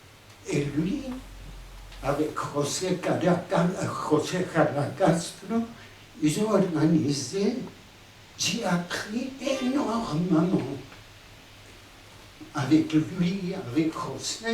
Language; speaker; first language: French; non-native, fluent; Spanish